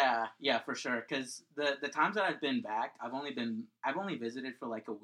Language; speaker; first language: English; early bilingual, other home language; Spanish